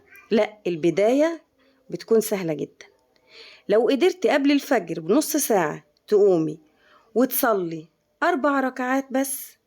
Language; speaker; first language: Arabic; native; Arabic